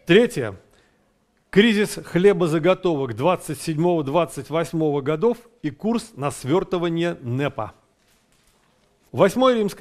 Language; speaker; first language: Russian; native; Russian